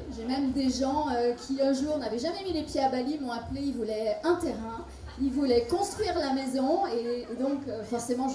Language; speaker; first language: French; native; French